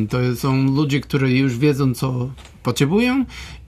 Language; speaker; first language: Polish; non-native, learner; Portuguese